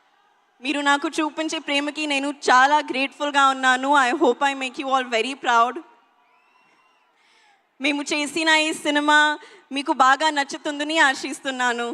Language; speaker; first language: Telugu; non-native, learner; Hindi